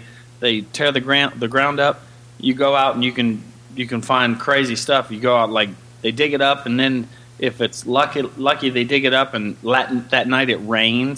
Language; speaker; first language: English; native; English